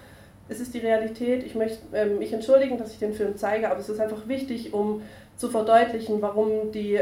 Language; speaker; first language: German; native; German